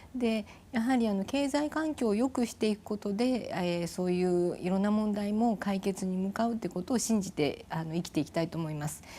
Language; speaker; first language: Japanese; native; Japanese